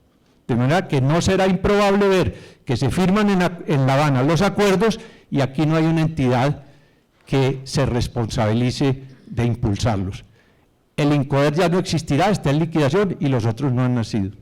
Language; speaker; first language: Spanish; native; Spanish